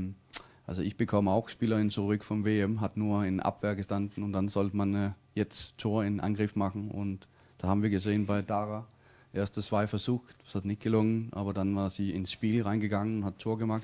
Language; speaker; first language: German; non-native, fluent; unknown